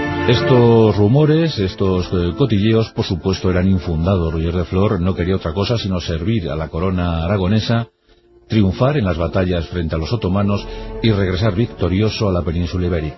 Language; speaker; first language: Spanish; native; Spanish